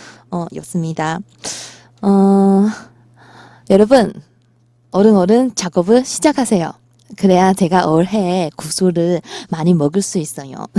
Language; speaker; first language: Korean; non-native, fluent; Chinese